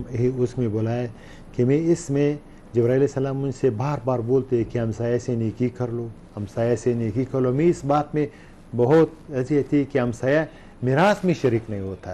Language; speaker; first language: Hindi; non-native, learner; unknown